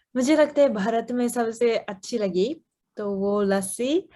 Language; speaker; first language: Hindi; non-native, fluent; Japanese